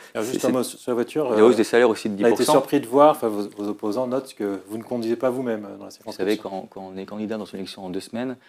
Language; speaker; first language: French; native; French